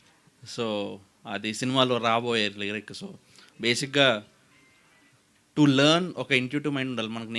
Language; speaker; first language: Telugu; native; Telugu